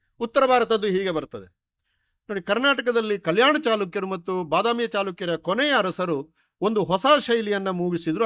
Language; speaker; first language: Kannada; non-native, local second language; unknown